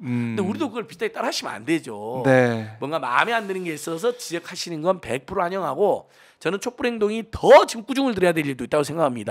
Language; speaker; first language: Korean; native; Korean